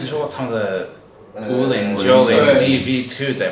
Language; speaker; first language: Chinese; non-native, learner; English